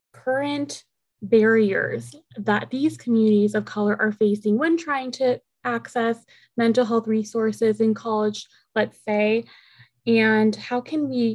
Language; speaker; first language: English; early bilingual, other home language; Spanish